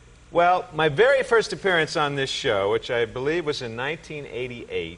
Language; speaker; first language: English; native; English